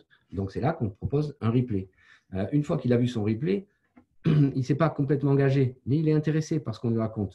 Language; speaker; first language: French; native; French